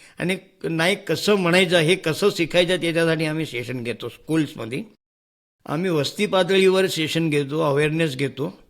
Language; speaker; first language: Marathi; non-native, local second language; Hindi